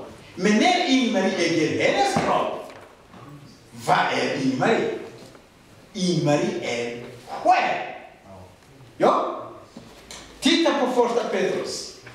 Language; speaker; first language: Swedish; non-native, fluent; Rundi